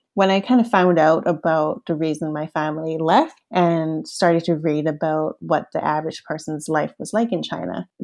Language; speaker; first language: English; early bilingual, other home language; Cantonese